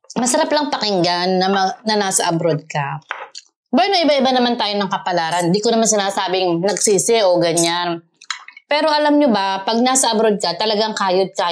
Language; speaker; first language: Filipino; native; Filipino